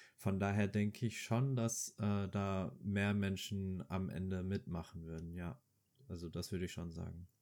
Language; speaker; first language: German; native; German